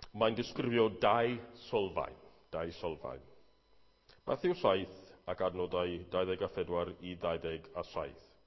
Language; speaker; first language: Welsh; native; Welsh